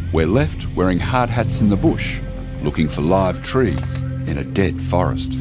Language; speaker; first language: English; native; English